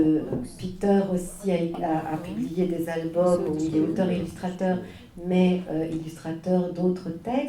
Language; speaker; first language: French; native; French